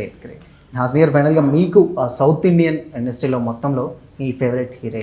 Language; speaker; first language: Telugu; native; Telugu